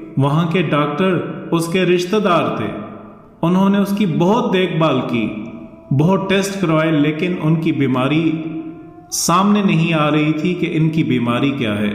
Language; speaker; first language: Urdu; non-native, local second language; Northern Hindko